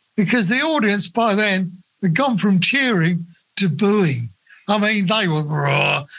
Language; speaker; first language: English; native; English